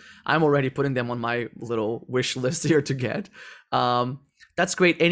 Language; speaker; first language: English; non-native, fluent; Portuguese